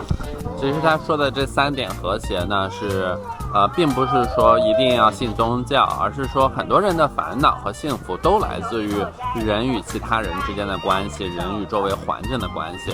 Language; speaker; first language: Chinese; native; Chinese